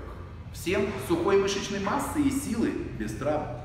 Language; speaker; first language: Russian; native; Russian